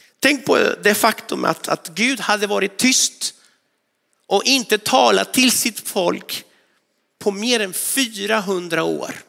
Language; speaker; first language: Swedish; non-native, fluent; Spanish